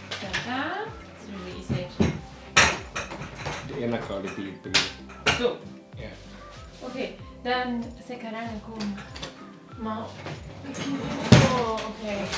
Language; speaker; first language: Indonesian; non-native, learner; German